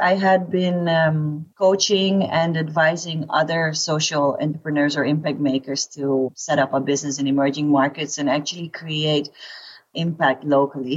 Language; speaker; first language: English; non-native, local second language; Filipino